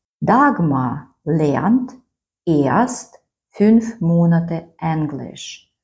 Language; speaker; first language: German; non-native, fluent; Ukrainian